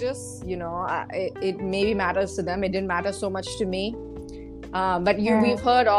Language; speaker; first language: English; non-native, local second language; Tamil